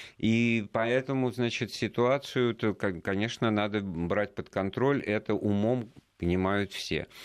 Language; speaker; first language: Russian; native; Russian